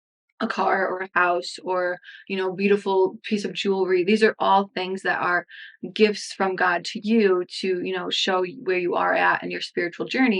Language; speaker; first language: English; native; English